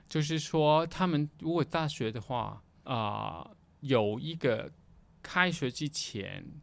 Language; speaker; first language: Chinese; non-native, local second language; Cantonese